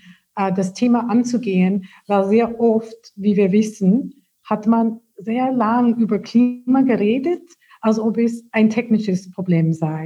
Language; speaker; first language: German; non-native, fluent; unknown